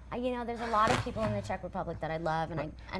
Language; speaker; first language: English; native; English